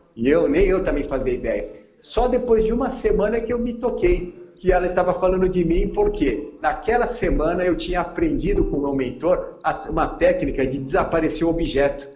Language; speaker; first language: Portuguese; native; Portuguese